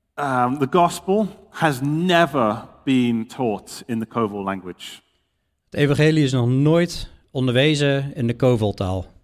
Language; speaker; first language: Dutch; non-native, fluent; English